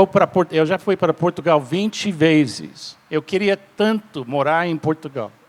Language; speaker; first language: Portuguese; non-native, fluent; English